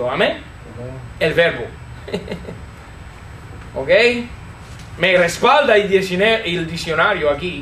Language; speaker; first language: Spanish; non-native, fluent; English